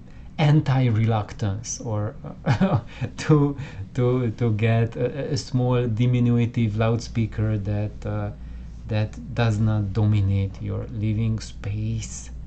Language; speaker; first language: English; non-native, fluent; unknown